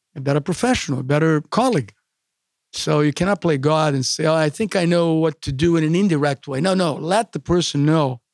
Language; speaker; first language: English; non-native, fluent; Portuguese